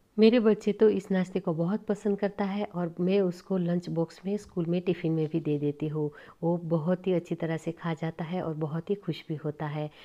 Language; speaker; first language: Hindi; non-native, local second language; Gujarati